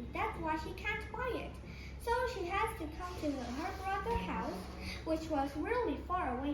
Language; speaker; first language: English; non-native, fluent; Vietnamese